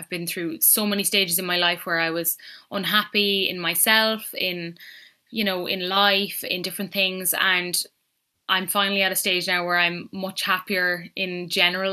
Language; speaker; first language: English; native; English